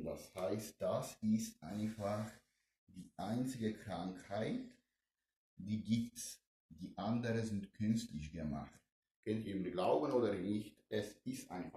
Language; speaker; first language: German; non-native, fluent; Polish